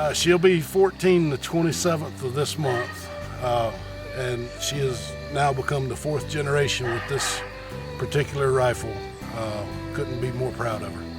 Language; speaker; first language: English; native; English